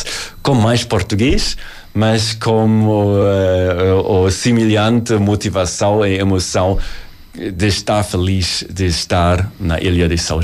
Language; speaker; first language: Portuguese; non-native, learner; German